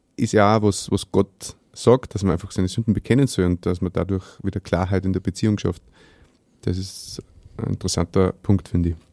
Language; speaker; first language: German; native; German